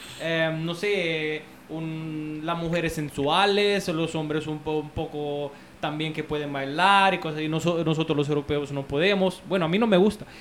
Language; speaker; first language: Spanish; non-native, fluent; Italian